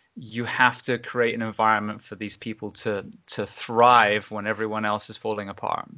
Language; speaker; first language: English; native; English